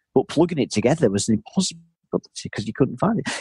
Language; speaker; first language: English; native; English